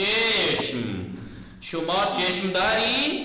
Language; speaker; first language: Persian; non-native, fluent; Urdu